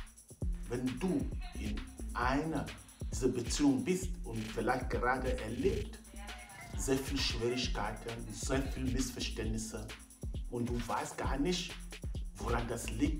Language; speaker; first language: German; non-native, fluent; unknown